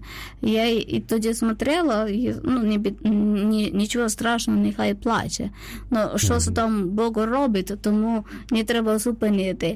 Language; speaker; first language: Ukrainian; non-native, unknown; Malayalam